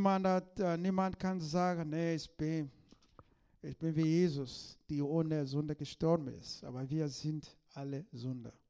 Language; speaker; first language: German; non-native, learner; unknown